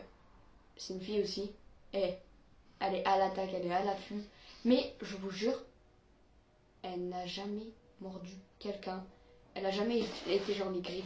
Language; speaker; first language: French; native; French